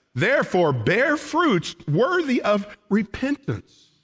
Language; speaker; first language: English; native; English